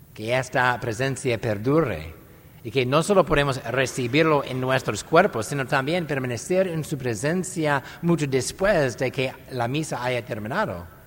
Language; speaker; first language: Spanish; non-native, fluent; English